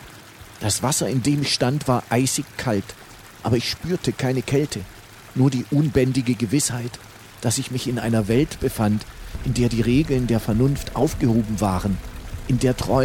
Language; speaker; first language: German; native; German